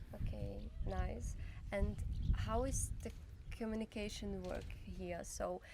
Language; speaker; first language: English; non-native, fluent; Ukrainian